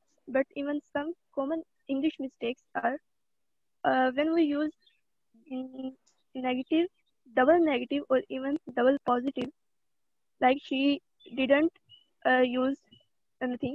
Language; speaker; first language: English; non-native, learner; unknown